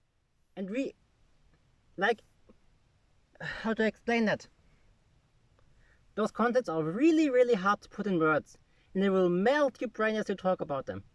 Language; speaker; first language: English; non-native, fluent; German